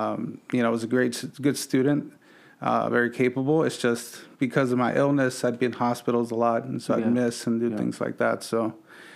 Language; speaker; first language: English; native; English